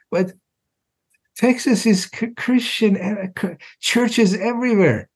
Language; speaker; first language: English; non-native, fluent; Persian